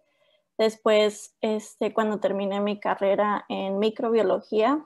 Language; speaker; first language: Spanish; non-native, local second language; English